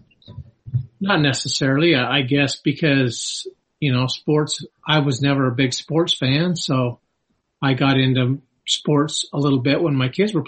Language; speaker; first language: English; native; English